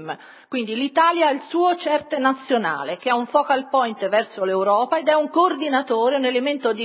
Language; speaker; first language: Italian; native; Italian